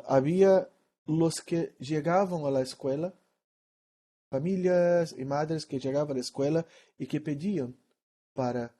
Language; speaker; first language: Spanish; non-native, learner; Portuguese